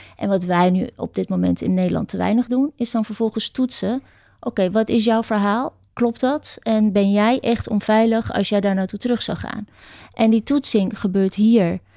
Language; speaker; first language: Dutch; early bilingual, other home language; Turkish